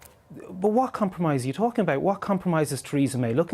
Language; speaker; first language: English; native; English